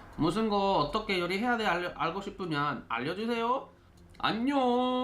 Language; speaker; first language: Korean; non-native, fluent; Spanish